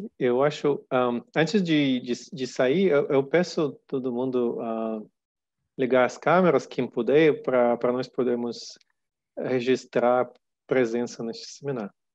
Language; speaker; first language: Portuguese; non-native, fluent; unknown